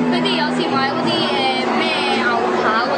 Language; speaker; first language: Cantonese; non-native, learner; Urdu